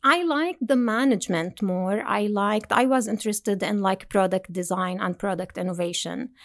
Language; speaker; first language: English; non-native, fluent; Arabic